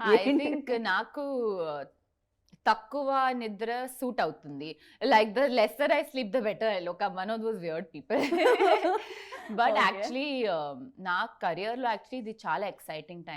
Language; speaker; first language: Telugu; non-native, learner; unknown